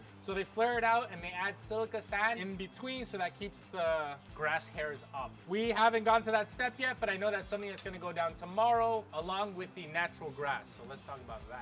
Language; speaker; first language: English; native; English